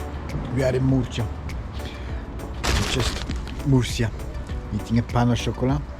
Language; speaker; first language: English; non-native, learner; Italian